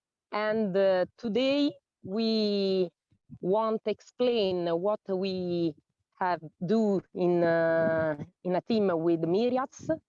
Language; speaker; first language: English; non-native, learner; Italian